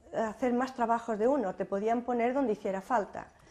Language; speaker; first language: Spanish; native; Spanish